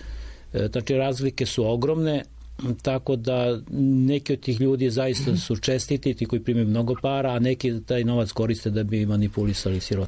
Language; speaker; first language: Serbian; native; Serbian